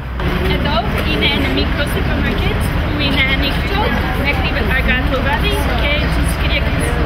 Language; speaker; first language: Greek; non-native, learner; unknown